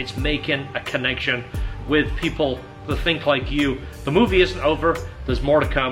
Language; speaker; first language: English; native; English